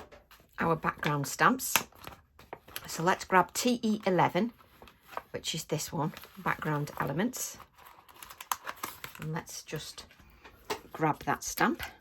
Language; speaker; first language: English; native; English